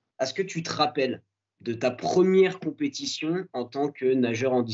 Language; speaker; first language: French; native; French